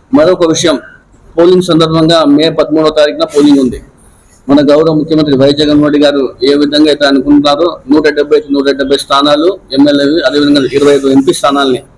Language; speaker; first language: Telugu; non-native, local second language; Urdu